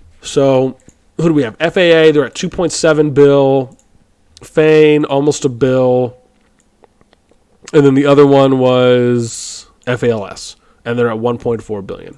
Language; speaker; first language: English; native; English